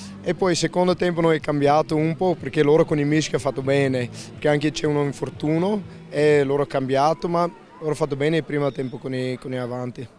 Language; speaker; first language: Italian; non-native, learner; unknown